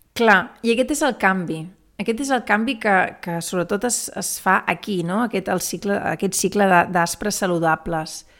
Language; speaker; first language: Catalan; native; Catalan